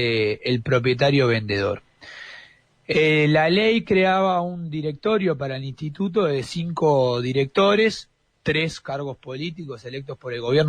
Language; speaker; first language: Spanish; native; Spanish